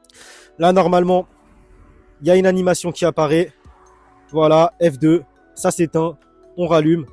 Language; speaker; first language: French; native; French